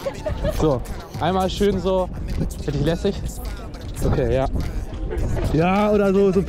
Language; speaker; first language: German; native; German